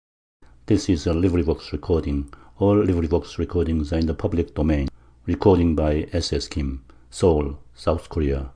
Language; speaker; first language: English; non-native, fluent; Korean